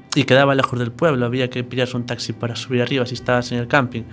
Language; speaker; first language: Spanish; native; Spanish